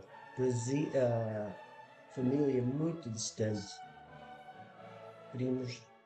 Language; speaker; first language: Portuguese; early bilingual, heritage; Portuguese